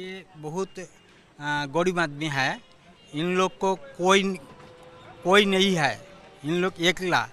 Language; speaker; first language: Hindi; non-native, local second language; Bangla